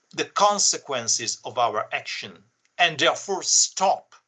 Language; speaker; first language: English; non-native, fluent; Italian